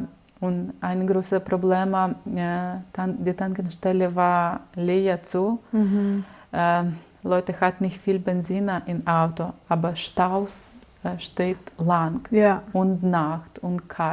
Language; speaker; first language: German; non-native, learner; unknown